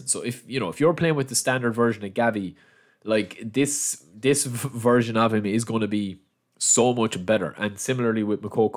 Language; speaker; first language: English; native; English